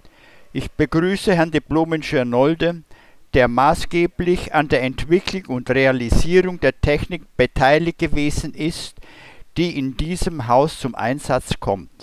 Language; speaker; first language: German; native; German